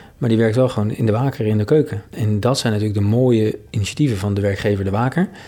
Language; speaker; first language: Dutch; native; Dutch